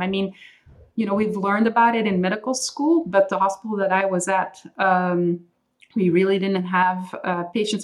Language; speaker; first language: English; non-native, fluent; Dutch